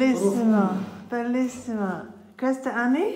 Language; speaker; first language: Italian; non-native, learner; English